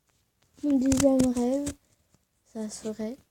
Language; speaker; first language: French; early bilingual, other home language; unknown